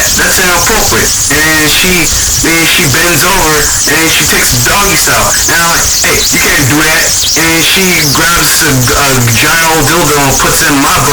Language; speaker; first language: English; native; English